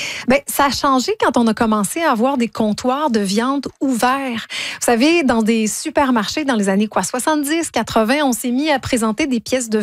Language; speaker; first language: French; native; French